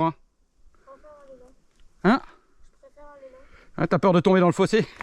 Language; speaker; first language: French; native; French